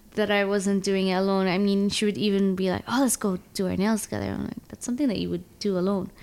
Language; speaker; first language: English; early bilingual, other home language; Arabic